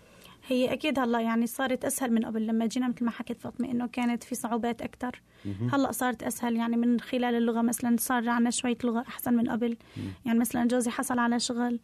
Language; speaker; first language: Arabic; native; Arabic